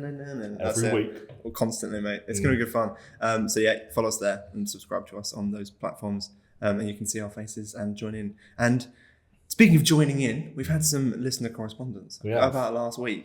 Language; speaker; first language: English; native; English